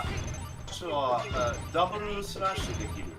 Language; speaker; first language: Japanese; non-native, learner; English